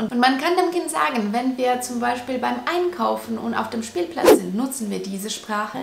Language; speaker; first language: German; non-native, fluent; Russian